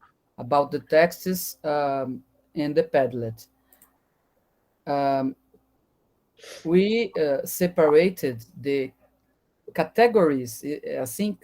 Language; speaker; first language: English; non-native, learner; Portuguese